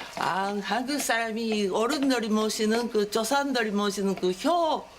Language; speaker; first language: Korean; non-native, fluent; Japanese